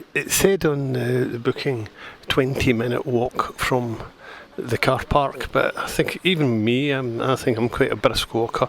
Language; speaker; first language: English; native; English